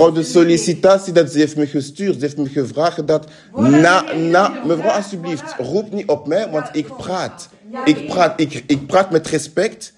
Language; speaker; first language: Dutch; non-native, fluent; French